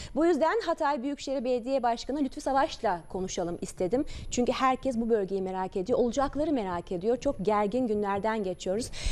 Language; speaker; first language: Turkish; native; Turkish